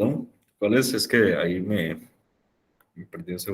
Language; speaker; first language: Spanish; native; Spanish